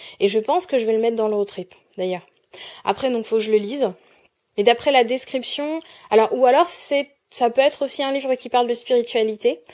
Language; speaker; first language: French; native; French